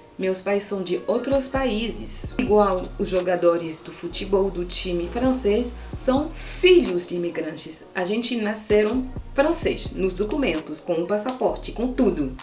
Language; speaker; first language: Portuguese; non-native, fluent; French